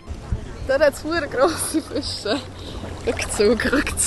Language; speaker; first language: German; native; German